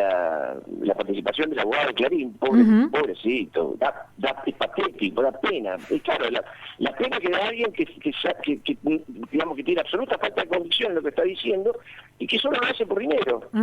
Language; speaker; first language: Spanish; native; Spanish